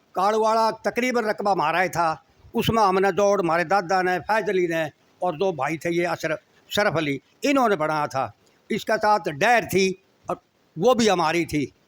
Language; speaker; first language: Hindi; native; Hindi